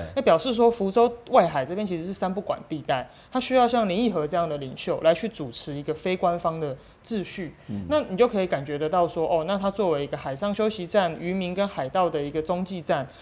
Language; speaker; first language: Chinese; native; Chinese